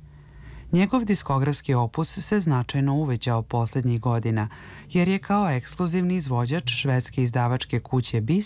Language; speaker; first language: Serbian; native; Serbian